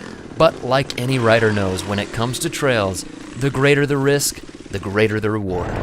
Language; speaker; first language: English; native; English